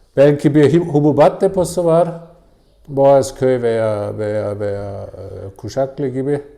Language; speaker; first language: Turkish; non-native, fluent; German